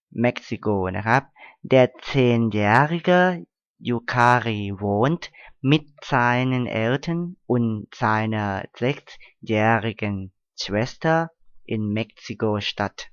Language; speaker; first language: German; non-native, fluent; Thai